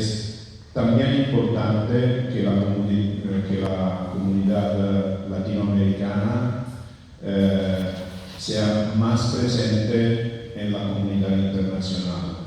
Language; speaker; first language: Spanish; non-native, fluent; Italian